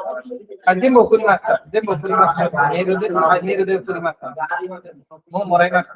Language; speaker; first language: Japanese; non-native, fluent; Bangla